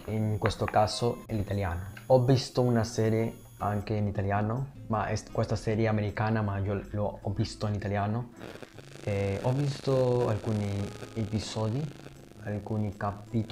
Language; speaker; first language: Italian; non-native, learner; Spanish